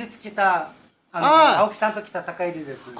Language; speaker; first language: Japanese; native; Japanese